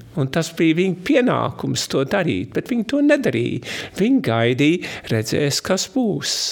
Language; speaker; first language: Latvian; early bilingual, heritage; Latvian